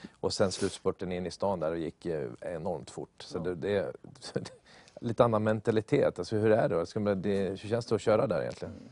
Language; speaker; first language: Swedish; native; Swedish